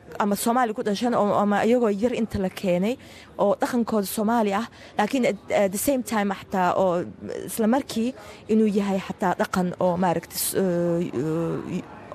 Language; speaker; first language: Somali; early bilingual, heritage; Somali